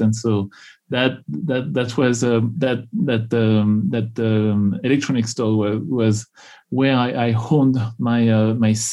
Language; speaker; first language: English; non-native, fluent; French